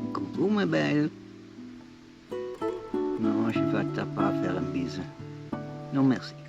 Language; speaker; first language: French; non-native, learner; English